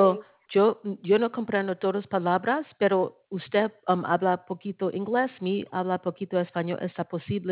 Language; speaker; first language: Spanish; non-native, learner; English